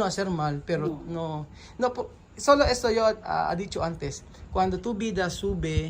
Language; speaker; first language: Spanish; non-native, learner; Filipino